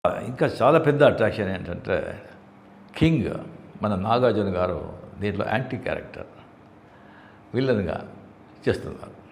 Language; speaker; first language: Telugu; non-native, fluent; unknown